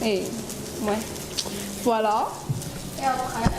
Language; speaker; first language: French; non-native, local second language; Malagasy